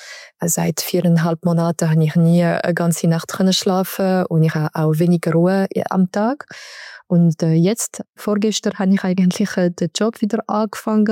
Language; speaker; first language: German; non-native, local second language; French